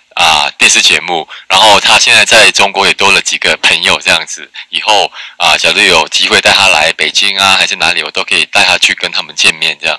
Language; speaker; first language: Chinese; early bilingual, heritage; Chinese